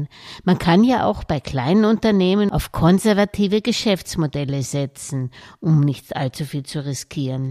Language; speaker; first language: German; native; German